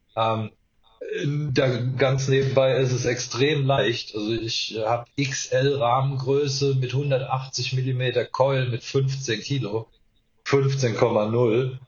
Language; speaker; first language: German; native; German